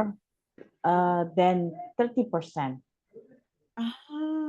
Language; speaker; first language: English; non-native, learner; Indonesian